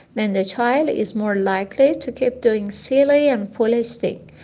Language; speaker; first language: English; non-native, fluent; Persian